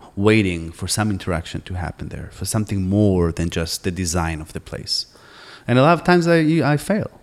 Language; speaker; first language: English; non-native, fluent; Hebrew